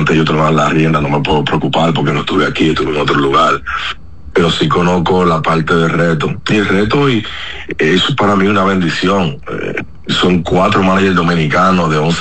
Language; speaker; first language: Spanish; native; Spanish